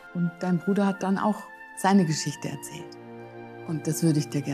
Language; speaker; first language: German; native; German